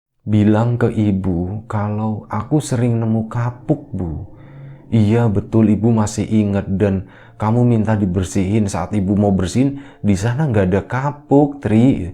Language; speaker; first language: Indonesian; native; Indonesian